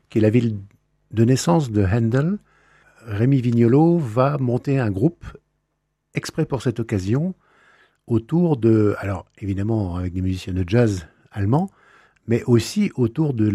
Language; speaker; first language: French; native; French